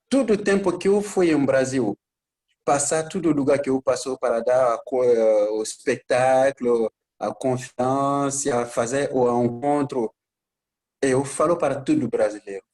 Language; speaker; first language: Portuguese; non-native, learner; Bambara